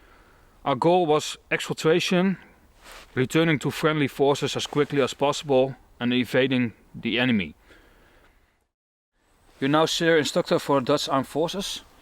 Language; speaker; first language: English; non-native, fluent; Dutch